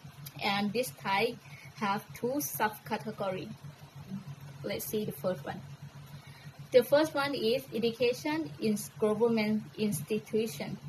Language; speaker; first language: English; non-native, learner; Thai